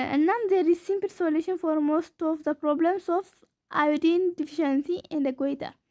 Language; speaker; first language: English; non-native, local second language; Amharic